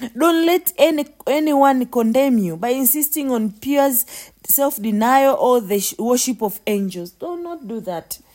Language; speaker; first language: English; non-native, local second language; Swahili